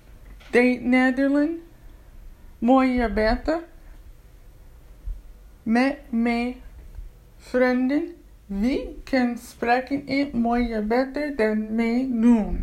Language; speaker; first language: Dutch; non-native, learner; English